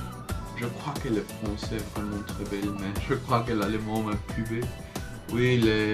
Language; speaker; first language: French; non-native, learner; Portuguese